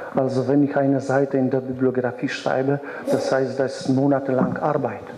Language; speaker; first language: German; non-native, fluent; Polish